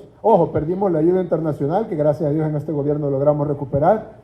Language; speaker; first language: Spanish; native; Spanish